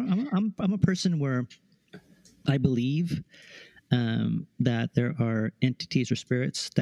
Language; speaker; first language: English; early bilingual, other home language; Spanish